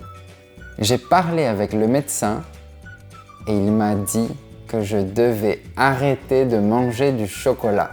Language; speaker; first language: French; native; French